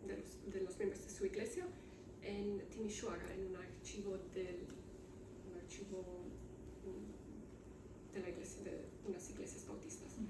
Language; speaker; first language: Spanish; non-native, learner; Romanian